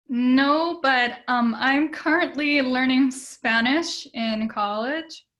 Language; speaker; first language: English; early bilingual, other home language; Japanese